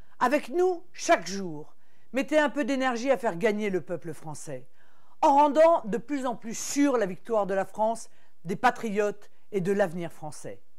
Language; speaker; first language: French; native; French